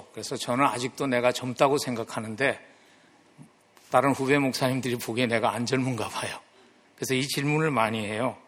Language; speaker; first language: Korean; native; Korean